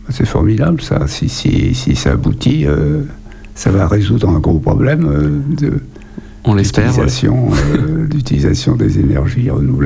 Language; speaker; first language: French; native; French